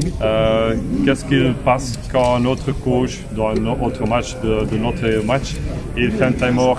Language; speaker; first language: French; non-native, local second language; Dutch